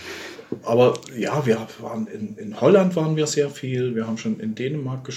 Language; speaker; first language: German; native; German